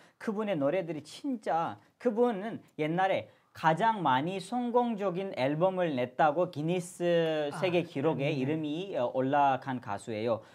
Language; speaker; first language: Korean; non-native, fluent; Urdu